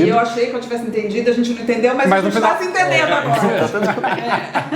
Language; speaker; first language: Portuguese; native; Portuguese